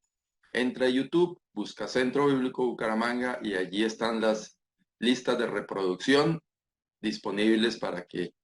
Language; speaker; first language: Spanish; native; Spanish